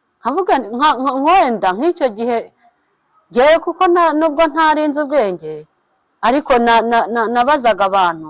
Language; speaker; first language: Kinyarwanda; native; Kinyarwanda